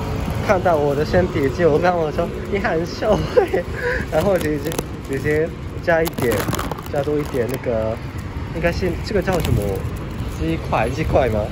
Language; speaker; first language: Chinese; non-native, fluent; Japanese